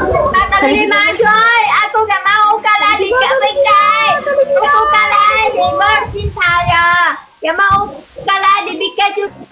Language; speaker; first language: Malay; non-native, learner; Vietnamese